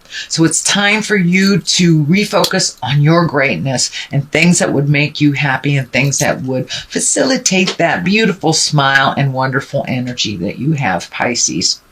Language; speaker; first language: English; native; English